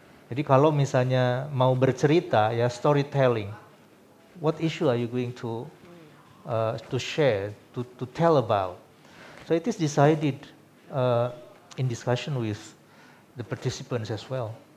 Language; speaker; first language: English; non-native, fluent; Sundanese